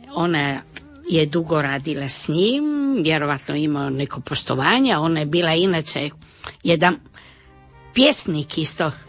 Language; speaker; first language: Bosnian; non-native, local second language; Italian